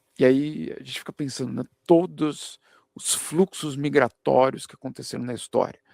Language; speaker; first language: Portuguese; early bilingual, other home language; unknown